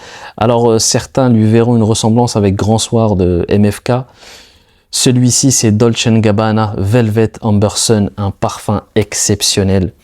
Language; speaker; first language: French; native; French